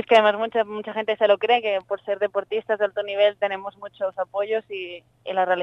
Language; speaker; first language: Spanish; native; Spanish